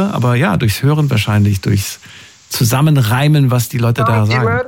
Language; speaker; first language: German; native; German